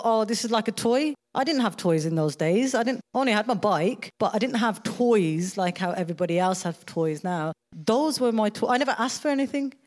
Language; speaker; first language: English; native; English